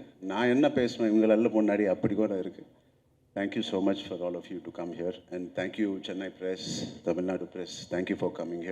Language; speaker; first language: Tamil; non-native, local second language; Telugu